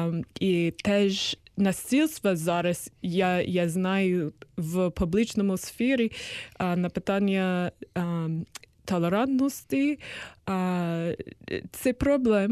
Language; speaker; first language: Ukrainian; non-native, learner; English